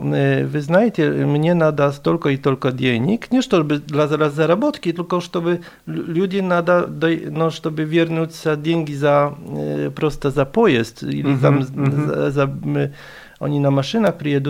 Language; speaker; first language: Russian; non-native, fluent; Polish